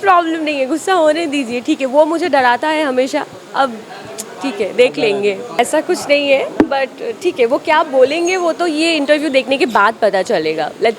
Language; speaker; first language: Hindi; non-native, local second language; Bangla